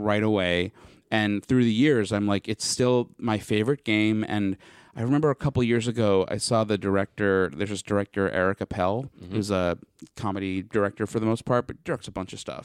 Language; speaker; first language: English; native; English